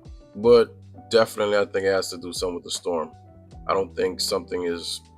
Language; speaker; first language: English; native; English